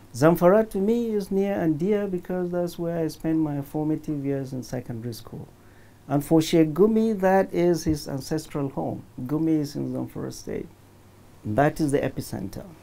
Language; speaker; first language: English; non-native, local second language; Hausa